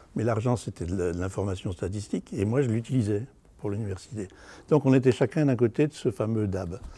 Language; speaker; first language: French; native; French